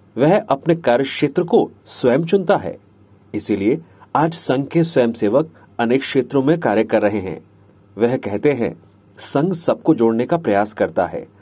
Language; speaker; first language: Hindi; native; Hindi